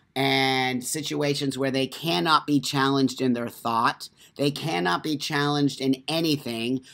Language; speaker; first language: English; native; English